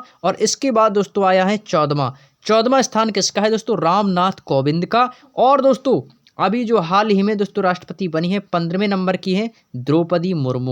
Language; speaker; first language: Hindi; native; Hindi